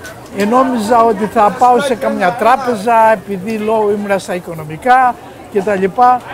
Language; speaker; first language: Greek; native; Greek